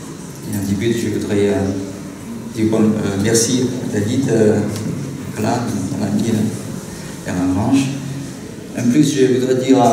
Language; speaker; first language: French; non-native, learner; Russian